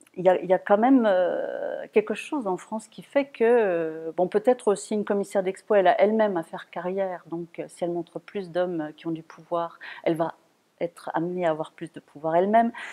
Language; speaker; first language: French; non-native, fluent; German